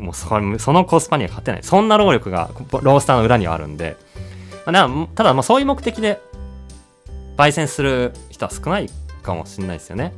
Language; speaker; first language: Japanese; native; Japanese